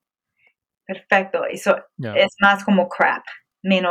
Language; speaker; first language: Spanish; non-native, fluent; English